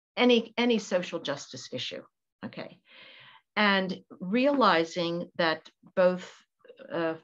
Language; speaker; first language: English; native; English